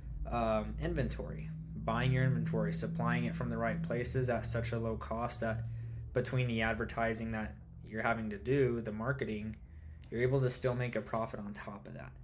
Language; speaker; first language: English; native; English